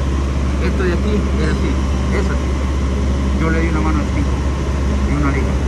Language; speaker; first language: Spanish; native; Spanish